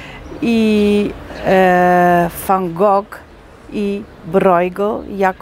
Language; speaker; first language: Polish; non-native, learner; Dutch